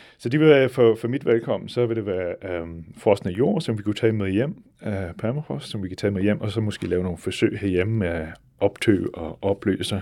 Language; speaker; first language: Danish; non-native, fluent; English